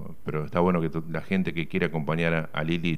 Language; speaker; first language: Spanish; native; Spanish